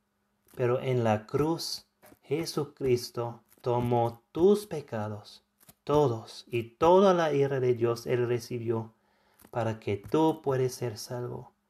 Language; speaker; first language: Spanish; non-native, fluent; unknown